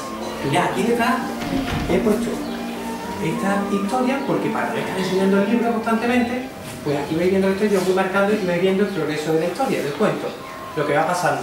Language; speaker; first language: Spanish; native; Spanish